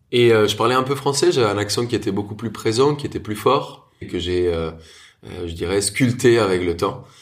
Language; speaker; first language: French; non-native, fluent; Spanish